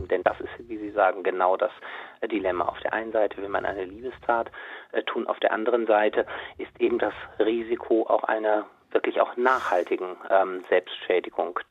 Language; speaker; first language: German; native; German